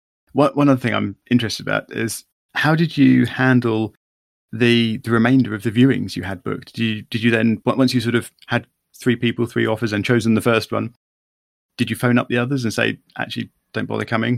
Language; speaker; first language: English; native; English